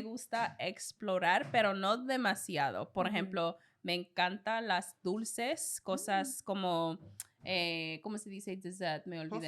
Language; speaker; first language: Spanish; non-native, learner; English